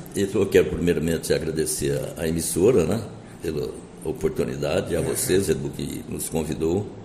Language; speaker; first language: Portuguese; native; Portuguese